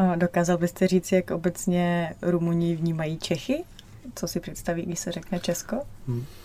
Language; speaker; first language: Czech; native; Czech